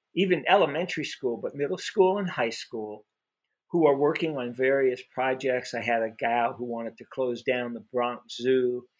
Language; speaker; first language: English; native; English